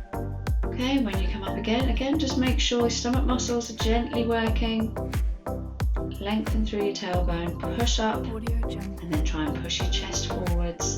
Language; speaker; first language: English; native; English